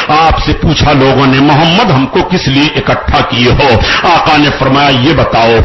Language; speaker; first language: Urdu; native; Urdu